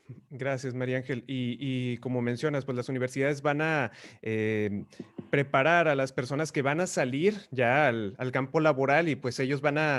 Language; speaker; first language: Spanish; native; Spanish